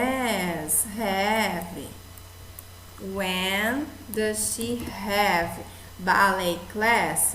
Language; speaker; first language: English; non-native, fluent; Portuguese